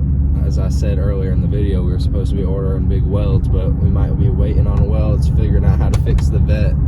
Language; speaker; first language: English; native; English